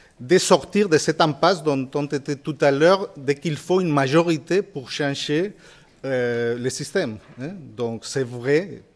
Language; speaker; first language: French; non-native, fluent; Spanish